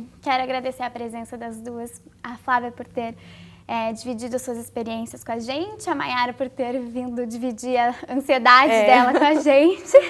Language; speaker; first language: Portuguese; native; Portuguese